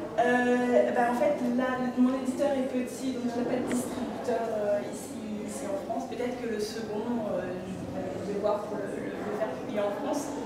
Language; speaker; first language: French; native; French